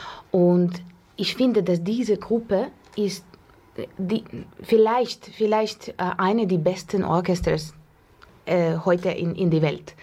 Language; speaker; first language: German; non-native, fluent; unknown